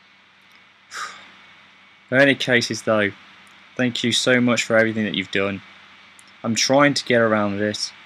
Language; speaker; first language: English; native; English